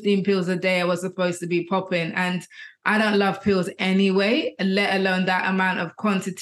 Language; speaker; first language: English; native; English